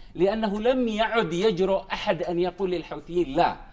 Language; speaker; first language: Arabic; native; Arabic